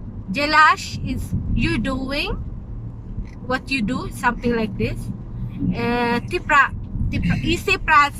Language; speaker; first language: English; non-native, local second language; Filipino